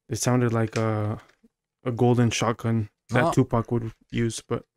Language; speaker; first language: English; native; English